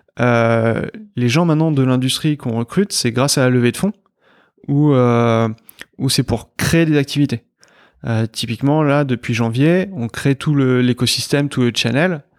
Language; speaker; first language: French; native; French